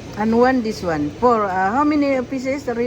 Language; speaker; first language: English; non-native, learner; Filipino